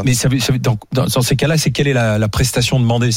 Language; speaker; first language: French; native; French